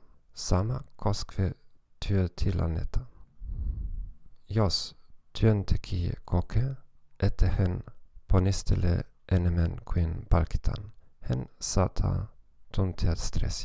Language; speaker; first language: Finnish; non-native, fluent; German